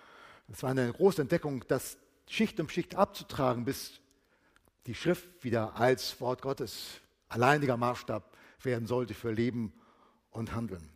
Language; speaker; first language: German; native; German